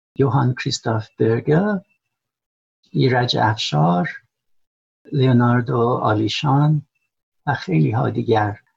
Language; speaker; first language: Persian; non-native, fluent; English